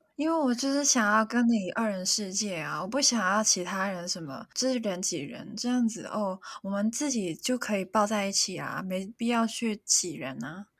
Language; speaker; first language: Chinese; non-native, local second language; Cantonese